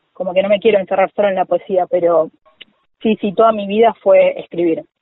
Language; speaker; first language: Spanish; native; Spanish